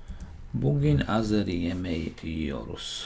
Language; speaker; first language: Turkish; non-native, learner; Slovak